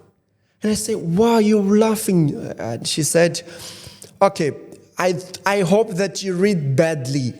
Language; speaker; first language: English; non-native, fluent; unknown